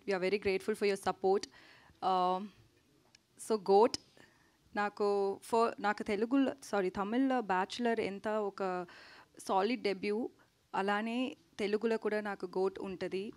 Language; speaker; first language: Telugu; non-native, learner; Tamil